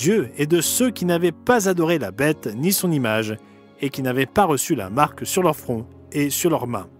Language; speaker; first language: French; native; French